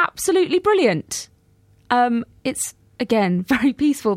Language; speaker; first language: English; native; English